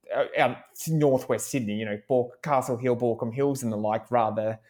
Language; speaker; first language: English; native; English